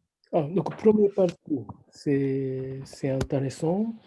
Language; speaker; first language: French; non-native, fluent; Japanese